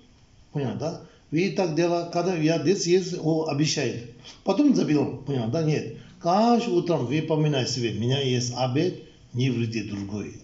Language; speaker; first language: Russian; non-native, learner; Tibetan